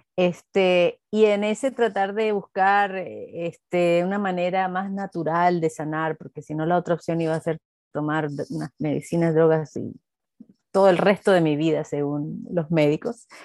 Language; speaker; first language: Spanish; native; Spanish